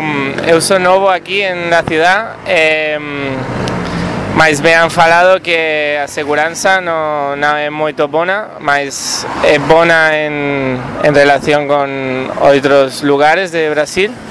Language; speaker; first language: Portuguese; non-native, learner; Spanish